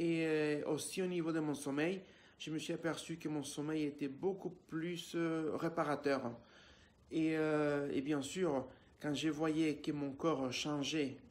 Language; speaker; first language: French; non-native, fluent; Spanish